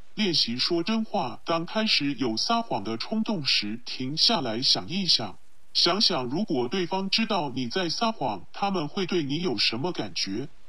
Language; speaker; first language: Chinese; non-native, local second language; Cantonese